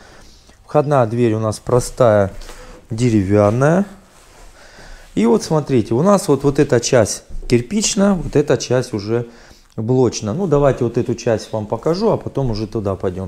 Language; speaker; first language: Russian; native; Russian